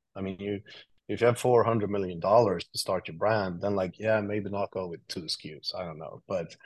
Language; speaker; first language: English; non-native, fluent; Swedish